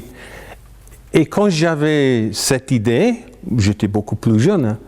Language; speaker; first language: French; non-native, fluent; English